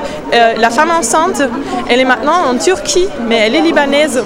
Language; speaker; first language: French; non-native, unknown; German